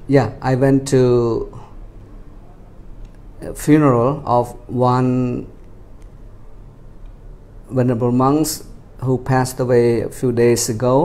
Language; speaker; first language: English; non-native, fluent; Khmer